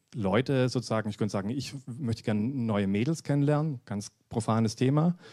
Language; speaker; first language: German; native; German